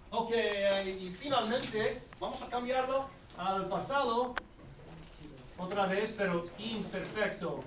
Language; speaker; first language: Spanish; non-native, fluent; English